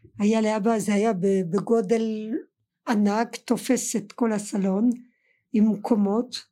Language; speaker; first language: Hebrew; non-native, fluent; French